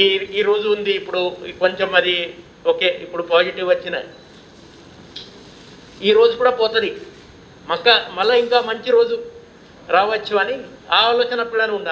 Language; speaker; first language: Telugu; non-native, local second language; Hindi